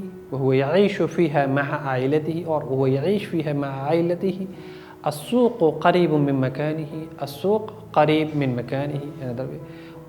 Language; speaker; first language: Arabic; non-native, fluent; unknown